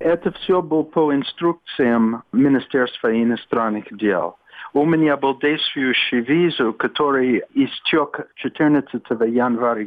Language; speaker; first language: Russian; non-native, fluent; English